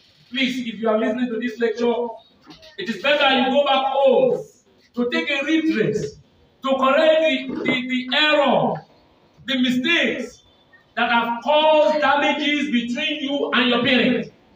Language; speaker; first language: English; non-native, local second language; Yoruba